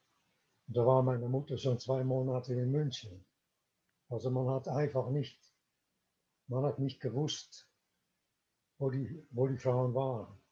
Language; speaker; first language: German; non-native, fluent; Dutch